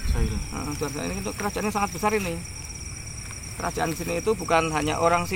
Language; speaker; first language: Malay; non-native, local second language; Javanese